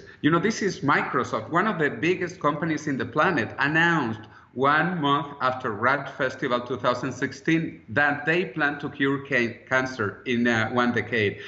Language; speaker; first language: English; non-native, fluent; Spanish